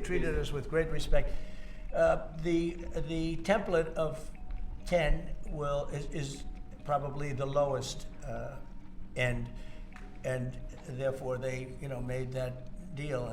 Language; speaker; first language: English; native; English